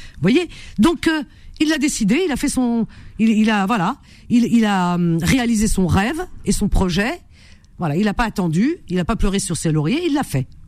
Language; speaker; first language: French; native; French